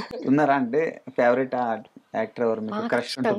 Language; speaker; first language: Telugu; native; Telugu